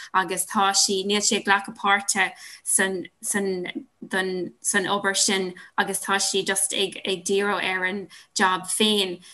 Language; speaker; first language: Irish; non-native, local second language; English